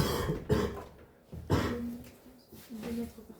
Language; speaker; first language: French; native; French